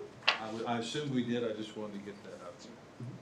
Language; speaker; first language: English; native; English